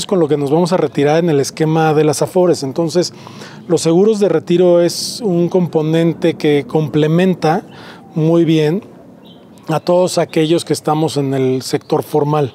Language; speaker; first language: Spanish; native; Spanish